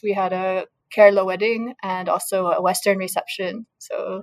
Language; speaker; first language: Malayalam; non-native, learner; English